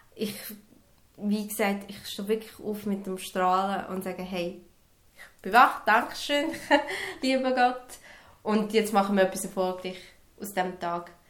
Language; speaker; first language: German; early bilingual, other home language; Serbian